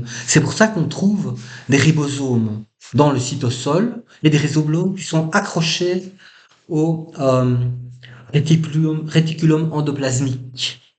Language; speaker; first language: French; native; French